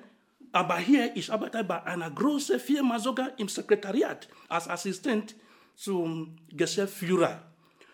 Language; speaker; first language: German; non-native, fluent; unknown